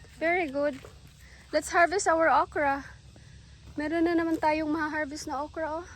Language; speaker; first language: Filipino; native; Filipino